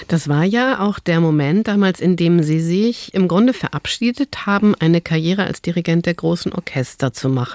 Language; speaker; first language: German; native; German